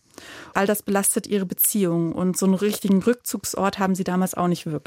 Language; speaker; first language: German; native; German